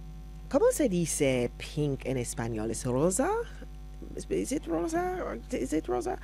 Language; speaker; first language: Spanish; non-native, learner; English